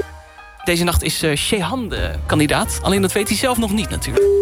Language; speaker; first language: Dutch; native; Dutch